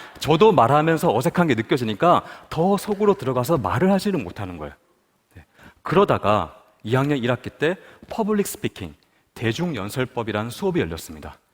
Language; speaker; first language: Korean; native; Korean